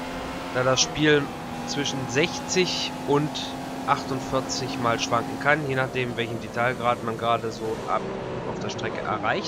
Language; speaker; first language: German; native; German